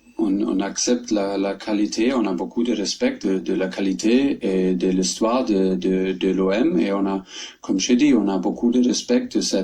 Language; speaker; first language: French; non-native, learner; German